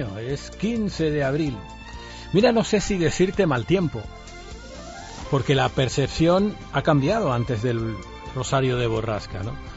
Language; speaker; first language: Spanish; native; Spanish